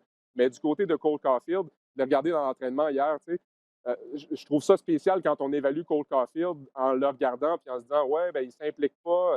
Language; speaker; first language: French; native; French